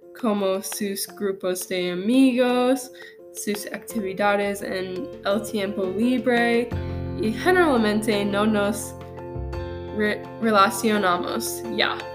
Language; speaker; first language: Spanish; non-native, learner; English